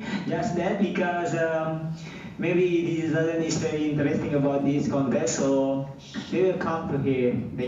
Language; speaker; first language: English; non-native, learner; Indonesian